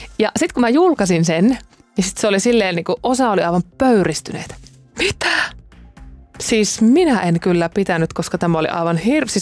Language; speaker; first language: Finnish; native; Finnish